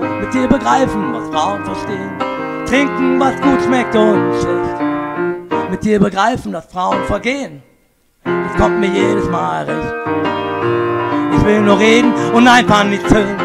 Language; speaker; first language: German; native; German